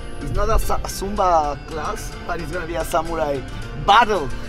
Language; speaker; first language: English; non-native, fluent; Spanish